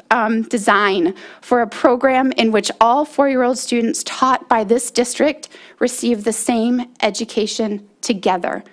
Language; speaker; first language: English; native; English